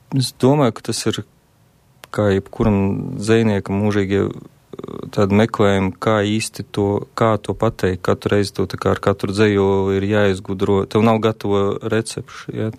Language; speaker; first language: Latvian; non-native, local second language; Russian